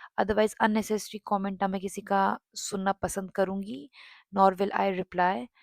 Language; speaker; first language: Hindi; non-native, local second language; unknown